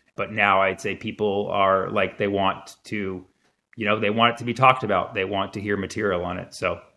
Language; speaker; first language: English; early bilingual, other home language; Arabic